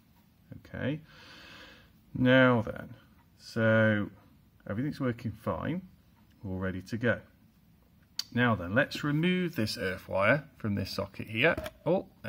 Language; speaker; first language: English; native; English